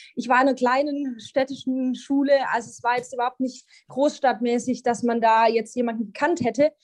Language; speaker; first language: German; native; German